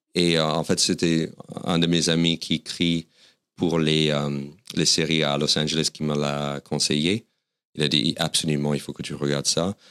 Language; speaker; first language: French; non-native, fluent; English